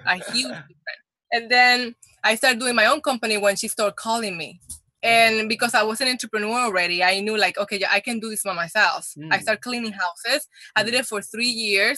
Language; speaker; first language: English; non-native, fluent; Spanish